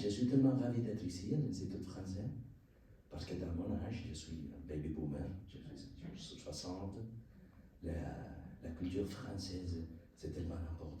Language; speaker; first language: French; non-native, learner; Spanish